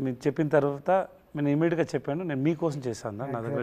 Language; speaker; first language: Telugu; non-native, learner; Tamil